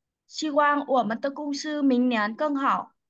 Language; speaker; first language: Chinese; non-native, learner; Vietnamese